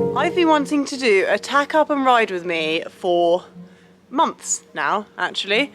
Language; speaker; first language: English; native; English